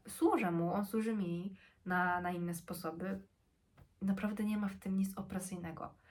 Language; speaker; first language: Polish; early bilingual, heritage; Polish